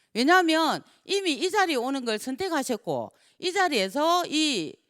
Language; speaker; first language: Korean; native; Korean